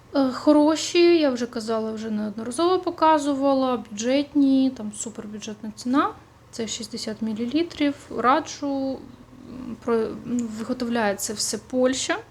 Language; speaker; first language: Ukrainian; non-native, local second language; Russian